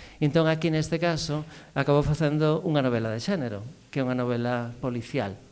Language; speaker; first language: Galician; non-native, local second language; Spanish